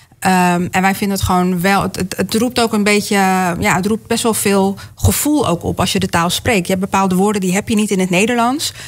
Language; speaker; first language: Dutch; early bilingual, other home language; Caribbean Hindustani